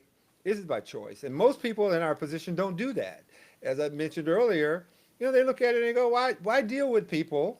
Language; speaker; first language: English; native; English